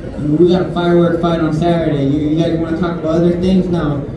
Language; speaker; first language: English; native; English